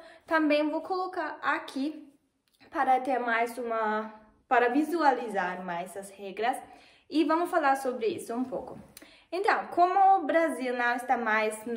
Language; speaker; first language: Portuguese; non-native, fluent; German